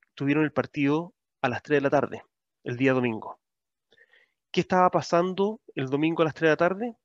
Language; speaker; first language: Spanish; native; Spanish